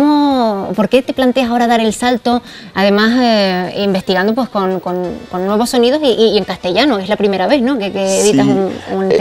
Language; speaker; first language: Spanish; native; Spanish